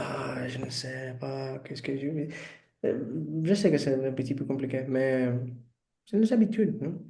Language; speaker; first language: French; non-native, learner; Portuguese